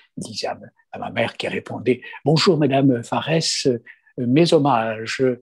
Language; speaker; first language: French; non-native, local second language; Kabyle